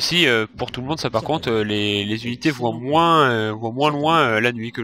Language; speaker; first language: French; native; French